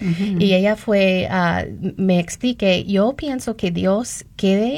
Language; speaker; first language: Spanish; non-native, learner; English